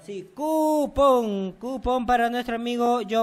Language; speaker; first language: Spanish; native; Spanish